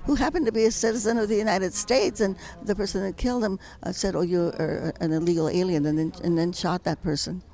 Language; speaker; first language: English; early bilingual, other home language; Spanish